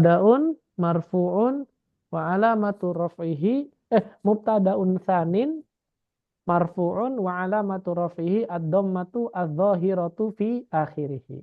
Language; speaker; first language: Arabic; non-native, fluent; Indonesian